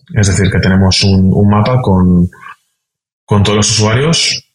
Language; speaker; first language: Spanish; native; Spanish